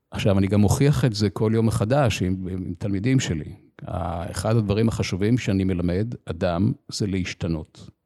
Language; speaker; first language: Hebrew; native; Hebrew